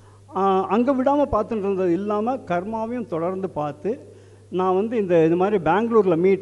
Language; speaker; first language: Tamil; native; Tamil